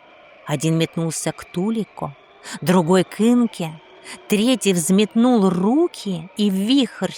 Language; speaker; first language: Russian; native; Russian